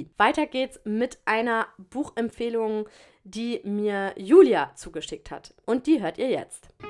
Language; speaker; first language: German; native; German